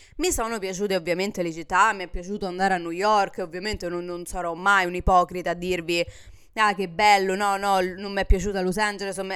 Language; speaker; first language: Italian; native; Italian